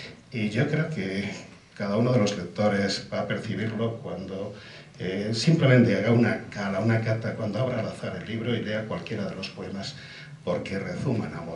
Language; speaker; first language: Spanish; native; Spanish